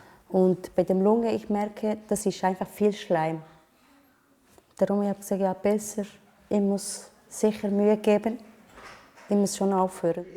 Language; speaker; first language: German; non-native, learner; Turkish